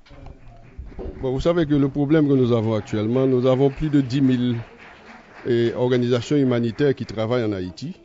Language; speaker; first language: French; native; French